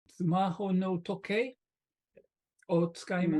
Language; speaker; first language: Japanese; non-native, learner; English